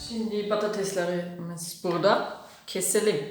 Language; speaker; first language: Turkish; non-native, fluent; German